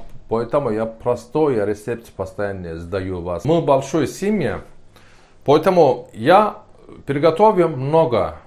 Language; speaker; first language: Russian; non-native, learner; Turkish